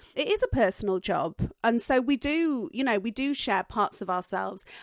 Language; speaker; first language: English; native; English